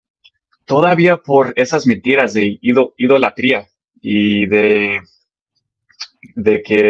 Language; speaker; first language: Spanish; early bilingual, heritage; English